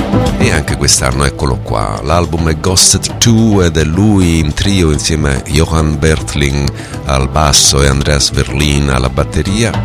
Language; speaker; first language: Italian; native; Italian